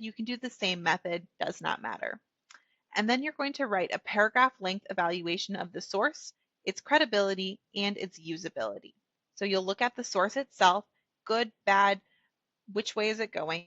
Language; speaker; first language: English; native; English